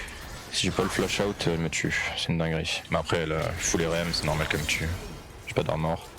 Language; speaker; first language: French; native; French